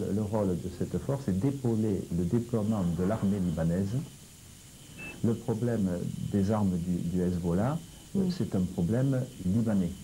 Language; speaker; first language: French; native; French